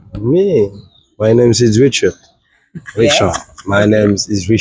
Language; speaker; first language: English; non-native, learner; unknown